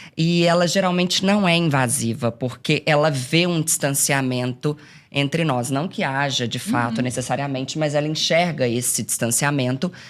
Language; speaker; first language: Portuguese; native; Portuguese